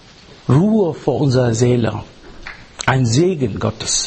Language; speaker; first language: German; non-native, learner; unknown